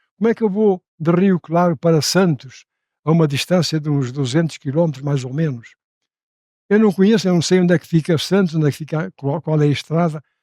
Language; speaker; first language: Portuguese; native; Portuguese